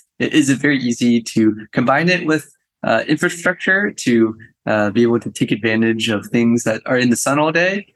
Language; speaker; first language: English; native; English